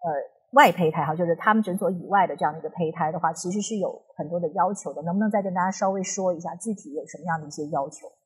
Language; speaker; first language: Chinese; native; Chinese